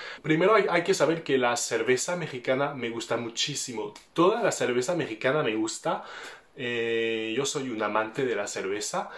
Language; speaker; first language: Spanish; non-native, fluent; French